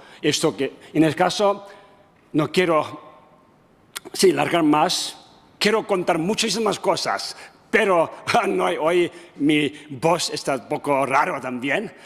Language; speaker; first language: Spanish; non-native, learner; Tibetan